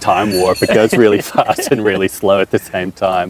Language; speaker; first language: English; non-native, fluent; French